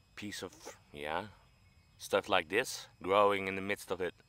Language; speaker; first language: English; non-native, fluent; Dutch